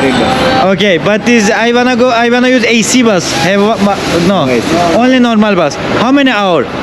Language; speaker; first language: English; non-native, learner; Turkish